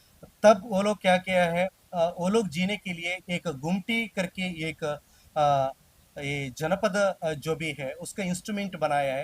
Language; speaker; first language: Hindi; non-native, local second language; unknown